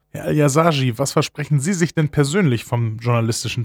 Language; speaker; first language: German; native; German